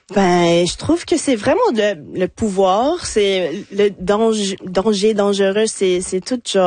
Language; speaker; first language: French; non-native, local second language; English